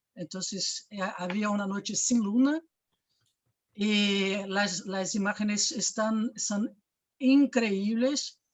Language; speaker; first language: Spanish; non-native, fluent; Portuguese